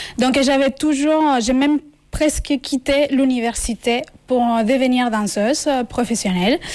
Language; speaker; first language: French; non-native, fluent; Spanish